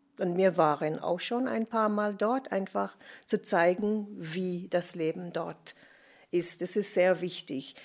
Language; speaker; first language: German; non-native, fluent; English